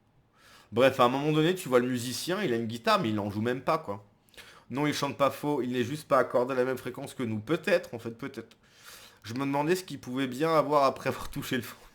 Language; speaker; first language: French; native; French